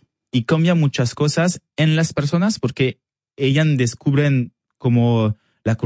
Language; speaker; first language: Spanish; non-native, learner; French